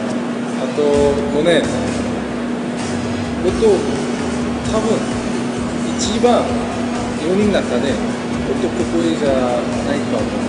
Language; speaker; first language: Japanese; non-native, learner; Korean